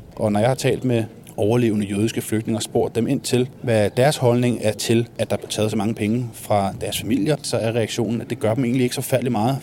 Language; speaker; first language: Danish; native; Danish